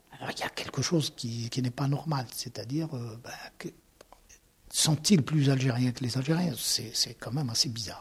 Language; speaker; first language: French; non-native, local second language; Arabic